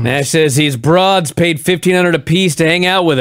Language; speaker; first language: English; native; English